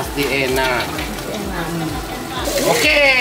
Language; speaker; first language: Indonesian; non-native, fluent; Japanese